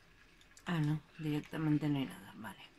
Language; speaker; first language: Spanish; native; Spanish